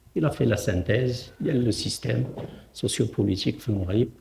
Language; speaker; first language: French; non-native, local second language; Arabic